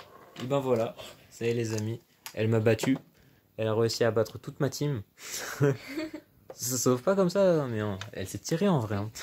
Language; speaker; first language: French; native; French